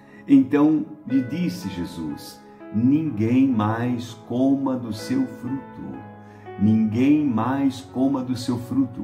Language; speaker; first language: Portuguese; native; Portuguese